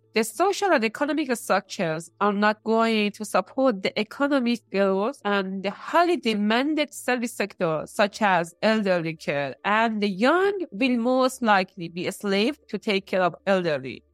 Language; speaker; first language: English; non-native, fluent; Persian